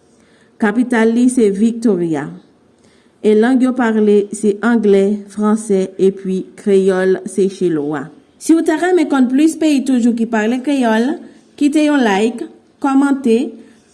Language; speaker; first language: French; non-native, learner; Haitian Creole